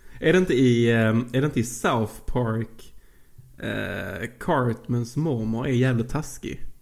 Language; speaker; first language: Swedish; native; Swedish